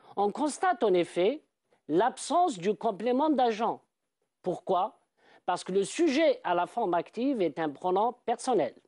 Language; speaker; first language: French; non-native, local second language; Arabic